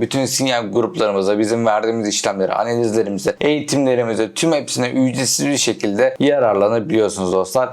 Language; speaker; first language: Turkish; native; Turkish